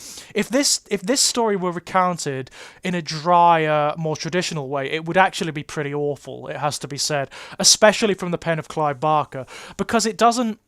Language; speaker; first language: English; native; English